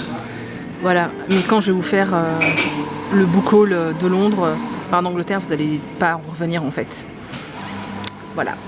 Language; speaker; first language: French; native; French